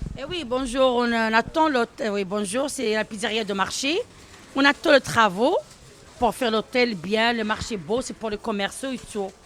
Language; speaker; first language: French; non-native, local second language; Arabic